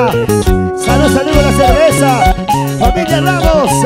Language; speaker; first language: Spanish; native; Spanish